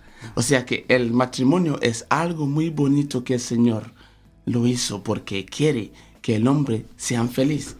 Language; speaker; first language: Spanish; non-native, fluent; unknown